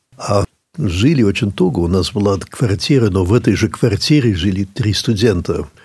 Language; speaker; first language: Russian; early bilingual, heritage; English